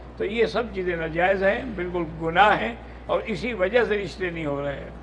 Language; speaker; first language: Urdu; native; Urdu